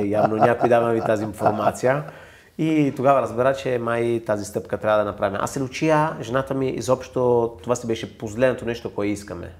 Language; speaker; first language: Bulgarian; non-native, fluent; Italian